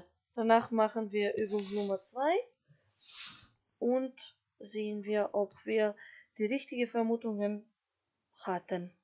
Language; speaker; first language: German; non-native, fluent; Macedonian